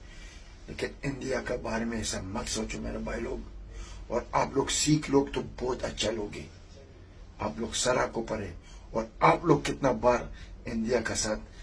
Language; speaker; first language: Hindi; non-native, fluent; Arabic